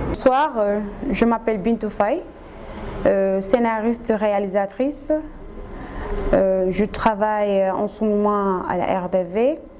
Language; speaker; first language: French; non-native, local second language; Wolof